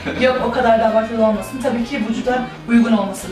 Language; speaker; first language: Turkish; early bilingual, heritage; Turkish